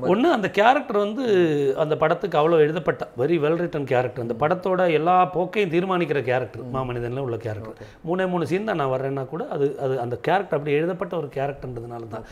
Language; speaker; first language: Tamil; non-native, local second language; Malayalam